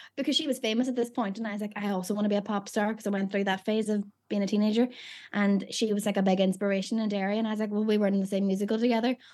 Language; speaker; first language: English; native; English